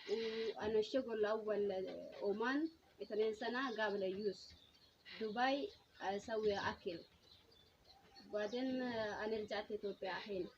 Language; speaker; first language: Arabic; non-native, learner; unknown